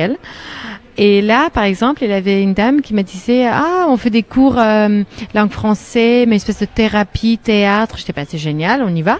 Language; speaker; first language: French; non-native, fluent; Armenian